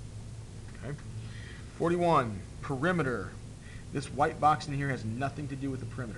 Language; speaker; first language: English; native; English